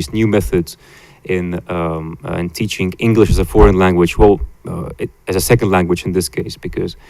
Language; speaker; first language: English; non-native, fluent; Latvian